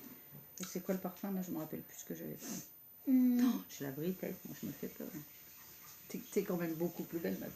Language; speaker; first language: French; native; French